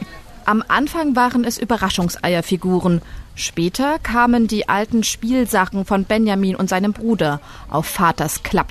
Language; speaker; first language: German; native; German